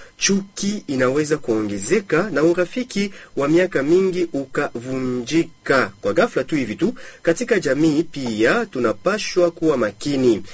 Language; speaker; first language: Swahili; native; Swahili